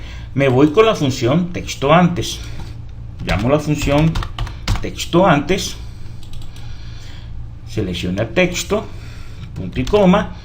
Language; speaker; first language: Spanish; native; Spanish